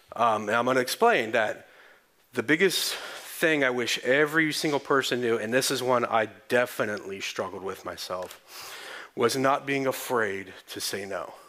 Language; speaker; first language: English; native; English